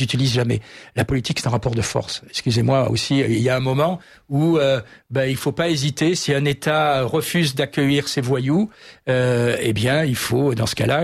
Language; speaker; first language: French; native; French